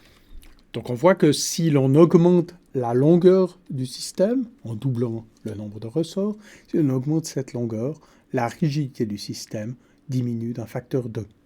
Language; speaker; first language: French; native; French